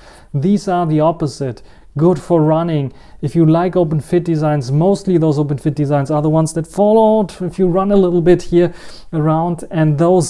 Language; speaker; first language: English; non-native, fluent; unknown